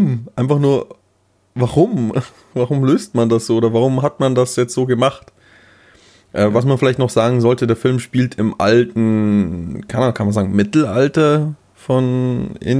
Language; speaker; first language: German; native; German